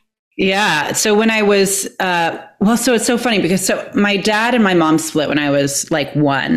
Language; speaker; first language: English; native; English